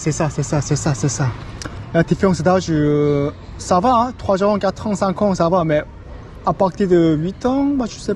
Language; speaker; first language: French; non-native, learner; Korean